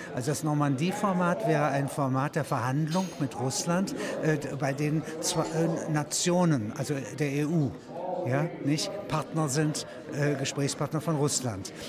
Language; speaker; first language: German; native; German